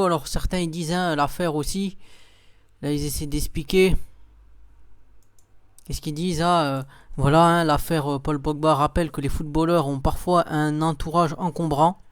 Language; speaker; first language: French; native; French